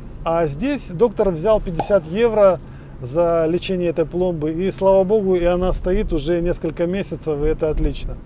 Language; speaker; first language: Russian; native; Russian